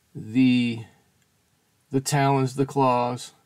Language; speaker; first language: English; native; English